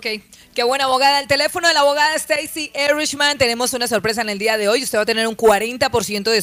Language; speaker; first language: Spanish; native; Spanish